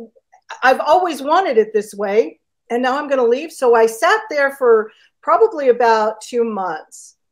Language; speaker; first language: English; native; English